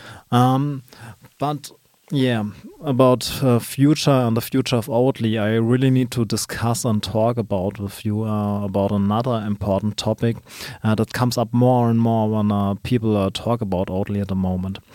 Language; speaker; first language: English; non-native, fluent; German